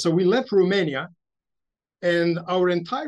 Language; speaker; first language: English; early bilingual, other home language; Romanian